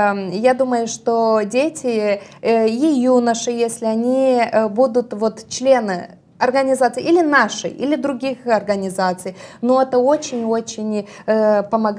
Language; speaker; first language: Russian; non-native, local second language; Romanian